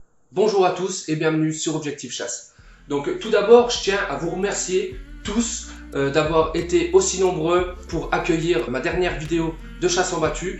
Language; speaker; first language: French; native; French